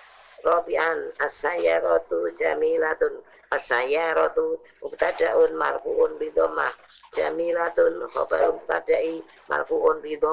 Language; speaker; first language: Arabic; non-native, learner; Indonesian